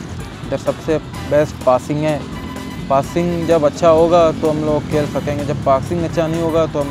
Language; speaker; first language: Hindi; non-native, local second language; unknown